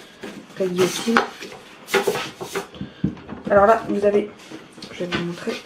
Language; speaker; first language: French; native; French